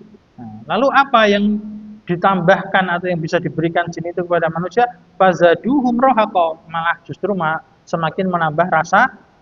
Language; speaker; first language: Indonesian; native; Indonesian